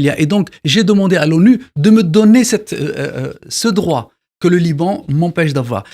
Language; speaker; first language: French; non-native, local second language; Arabic